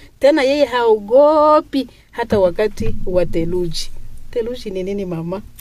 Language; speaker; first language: Swahili; non-native, local second language; Nande